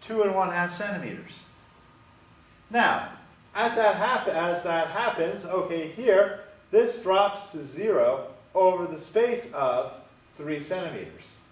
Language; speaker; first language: English; native; English